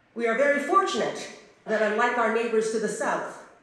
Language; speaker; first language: English; native; English